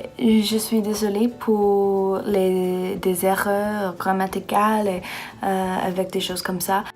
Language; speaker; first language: French; non-native, learner; English